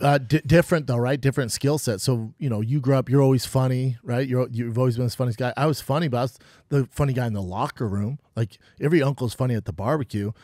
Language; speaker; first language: English; native; English